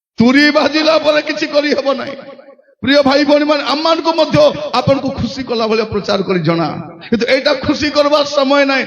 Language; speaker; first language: Odia; non-native, local second language; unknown